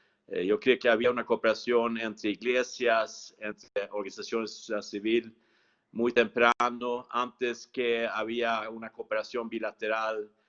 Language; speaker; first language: Spanish; non-native, fluent; Swedish